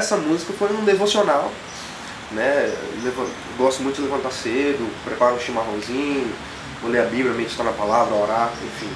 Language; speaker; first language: Portuguese; native; Portuguese